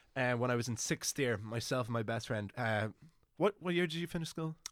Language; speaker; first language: English; native; English